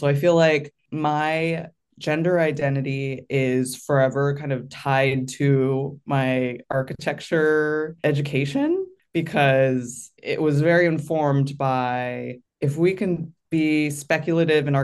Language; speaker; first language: English; native; English